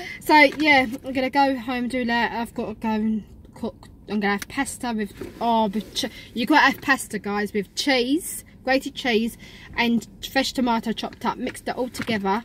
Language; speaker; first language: English; native; English